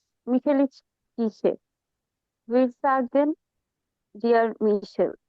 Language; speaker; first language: German; non-native, learner; Bangla